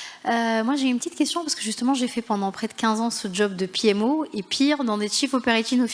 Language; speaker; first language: French; native; French